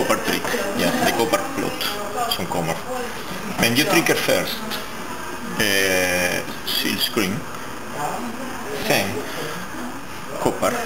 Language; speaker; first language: Swedish; non-native, learner; French